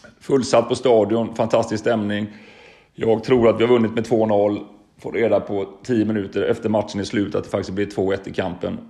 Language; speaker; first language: Swedish; native; Swedish